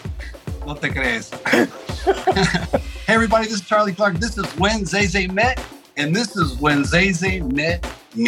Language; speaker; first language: English; native; English